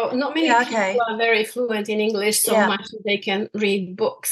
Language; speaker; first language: English; non-native, fluent; Bosnian